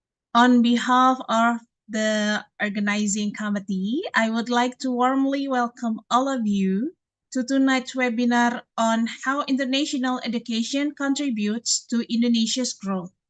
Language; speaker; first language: English; non-native, learner; Indonesian